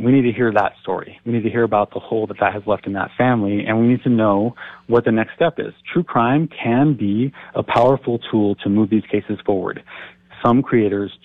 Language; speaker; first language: English; native; English